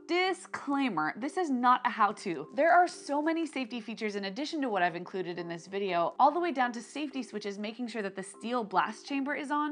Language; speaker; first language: English; native; English